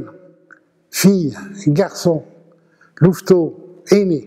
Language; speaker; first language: French; early bilingual, other home language; Ladino